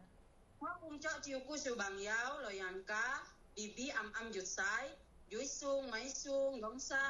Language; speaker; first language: Cantonese; non-native, learner; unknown